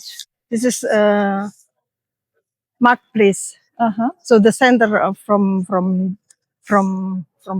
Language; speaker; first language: English; non-native, learner; Indonesian